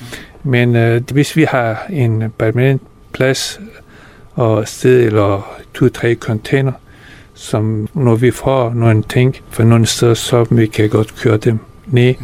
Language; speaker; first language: Danish; non-native, fluent; Persian